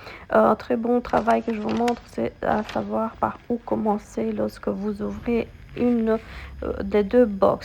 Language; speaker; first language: French; non-native, fluent; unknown